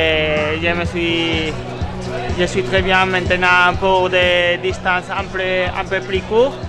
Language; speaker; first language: French; non-native, fluent; Spanish